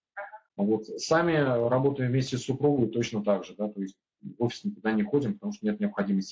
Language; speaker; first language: Russian; native; Russian